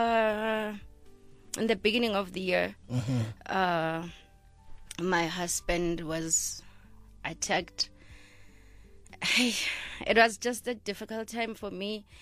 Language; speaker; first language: English; non-native, local second language; Zulu